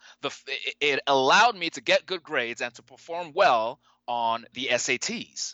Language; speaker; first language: English; non-native, local second language; Yoruba